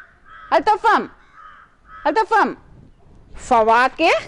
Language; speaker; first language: Arabic; non-native, fluent; Malayalam